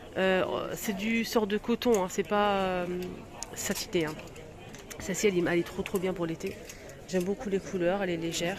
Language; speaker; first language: French; native; French